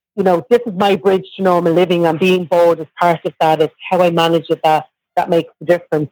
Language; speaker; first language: English; native; English